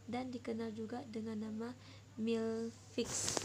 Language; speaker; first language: Indonesian; non-native, local second language; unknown